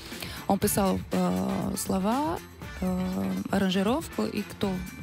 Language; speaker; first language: Russian; non-native, learner; Portuguese